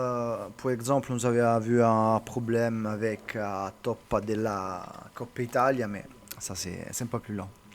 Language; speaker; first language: French; non-native, learner; Italian